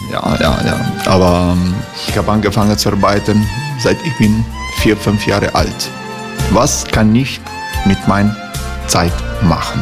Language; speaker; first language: German; non-native, learner; Croatian